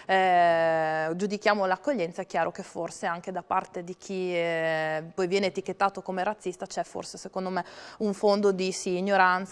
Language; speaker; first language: Italian; native; Italian